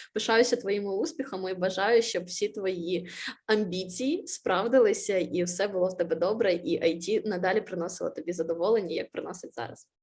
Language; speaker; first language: Ukrainian; native; Ukrainian